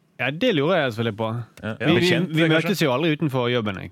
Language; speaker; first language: Norwegian; native; Norwegian